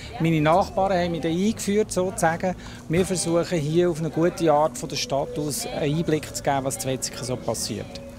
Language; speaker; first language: German; native; German